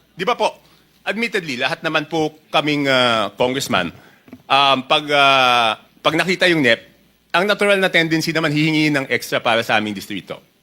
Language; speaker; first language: Filipino; native; Filipino